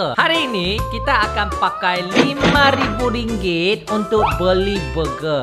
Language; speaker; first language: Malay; non-native, local second language; Chinese